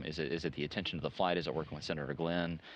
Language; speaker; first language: English; native; English